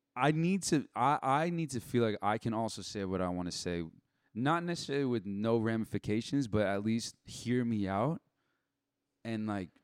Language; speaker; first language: English; native; English